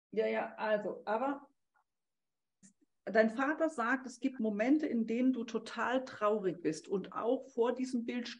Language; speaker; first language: German; native; German